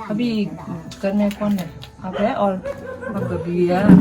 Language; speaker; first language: Hindi; non-native, local second language; Tibetan